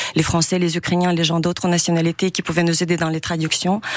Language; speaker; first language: French; non-native, fluent; Ukrainian